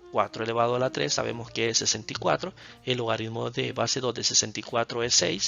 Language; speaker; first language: Spanish; native; Spanish